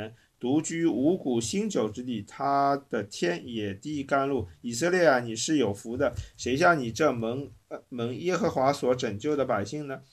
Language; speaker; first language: Chinese; native; Chinese